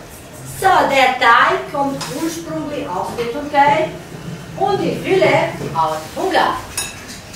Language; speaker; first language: German; non-native, fluent; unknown